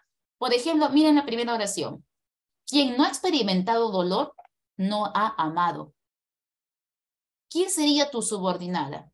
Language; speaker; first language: Spanish; native; Spanish